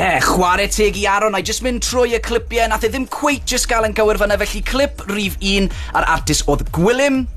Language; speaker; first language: Welsh; native; Welsh